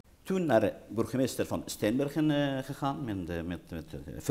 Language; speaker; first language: Dutch; non-native, learner; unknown